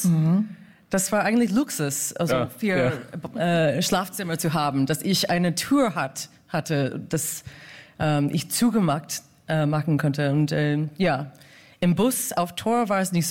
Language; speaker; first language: German; non-native, fluent; English